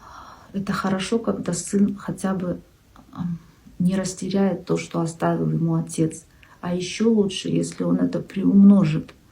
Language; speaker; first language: Russian; non-native, local second language; Kyrgyz